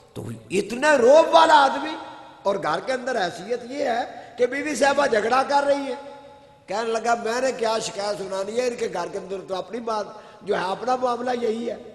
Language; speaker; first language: Urdu; non-native, local second language; Punjabi